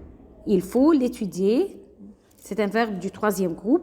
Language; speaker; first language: French; non-native, fluent; Arabic